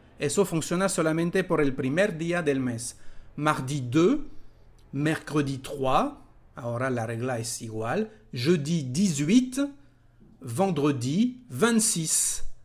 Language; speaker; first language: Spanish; non-native, fluent; French